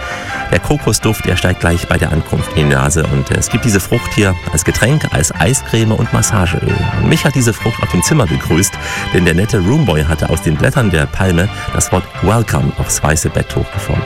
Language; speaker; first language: German; native; German